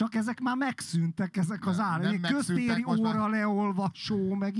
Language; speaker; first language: Hungarian; native; Hungarian